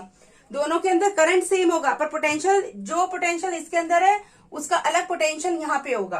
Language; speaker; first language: Hindi; native; Hindi